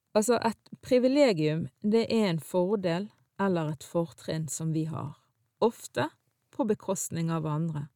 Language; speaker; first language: Norwegian; early bilingual, other home language; Arabic